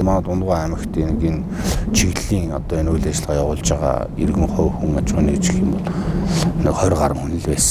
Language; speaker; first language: Mongolian; native; Mongolian